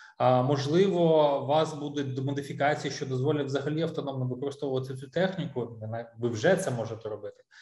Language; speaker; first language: Ukrainian; non-native, local second language; Russian